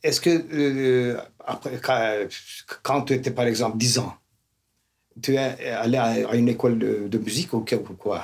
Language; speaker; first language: French; non-native, fluent; Turkish